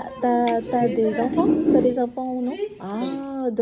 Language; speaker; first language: French; non-native, learner; Vietnamese